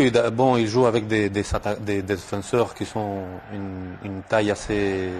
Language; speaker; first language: French; non-native, fluent; Spanish